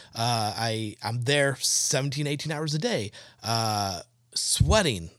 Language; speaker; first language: English; native; English